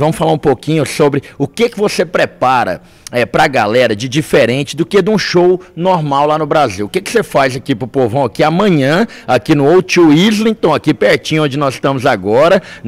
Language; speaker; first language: Portuguese; native; Portuguese